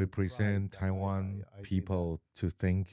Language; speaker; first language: English; non-native, learner; Chinese